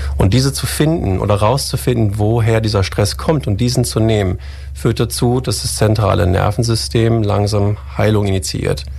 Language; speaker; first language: German; native; German